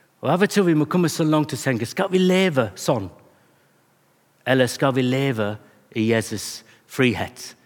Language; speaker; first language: Norwegian; non-native, fluent; English